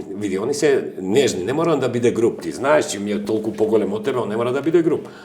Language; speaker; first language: Macedonian; non-native, local second language; Albanian